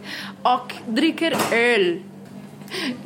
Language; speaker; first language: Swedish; non-native, learner; Portuguese